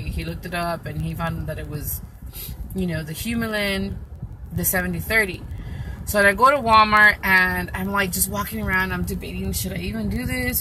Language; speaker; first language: English; early bilingual, other home language; Spanish